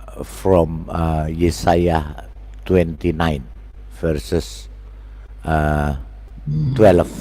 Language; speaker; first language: English; non-native, learner; Indonesian